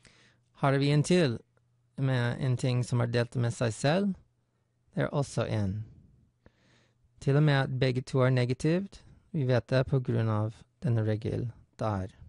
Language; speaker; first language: Norwegian; non-native, fluent; English